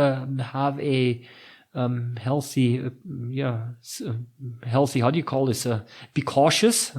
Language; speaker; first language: English; non-native, fluent; German